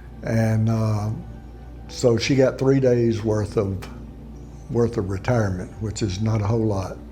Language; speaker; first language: English; native; English